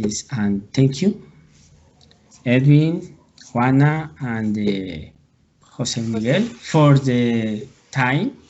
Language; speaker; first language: English; non-native, learner; Spanish